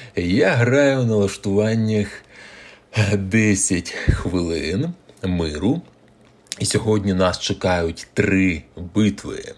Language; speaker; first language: Ukrainian; non-native, local second language; Russian